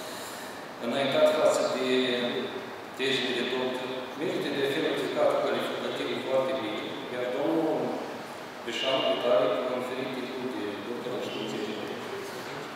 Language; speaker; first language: Romanian; native; Romanian